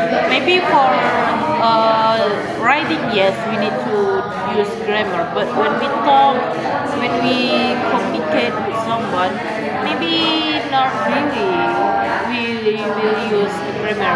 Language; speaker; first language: English; non-native, learner; Indonesian